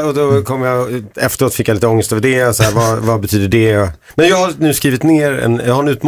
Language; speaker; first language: Swedish; native; Swedish